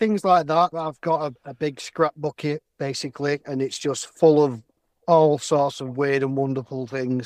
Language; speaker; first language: English; native; English